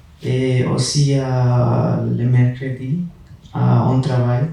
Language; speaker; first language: French; non-native, fluent; Spanish